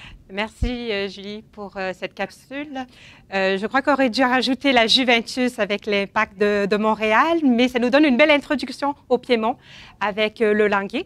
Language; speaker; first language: French; native; French